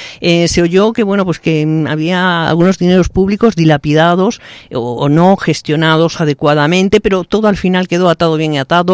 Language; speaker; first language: Spanish; native; Spanish